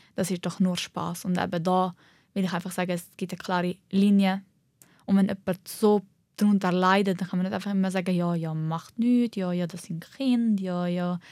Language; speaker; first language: German; early bilingual, heritage; Arabic